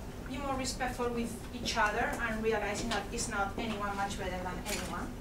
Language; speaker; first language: English; non-native, fluent; Spanish